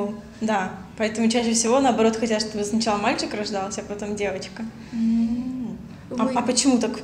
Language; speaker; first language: Russian; native; Russian